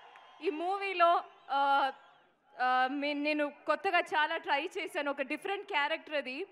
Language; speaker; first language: Telugu; non-native, learner; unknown